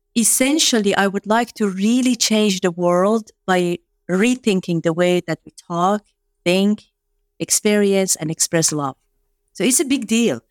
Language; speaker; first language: English; non-native, fluent; Persian